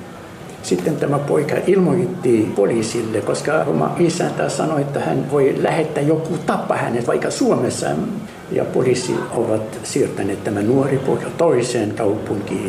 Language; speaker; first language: Finnish; non-native, fluent; Arabic